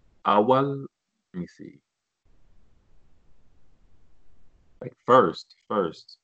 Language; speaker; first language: Arabic; non-native, learner; English